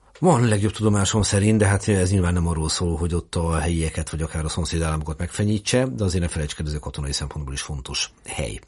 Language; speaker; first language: Hungarian; native; Hungarian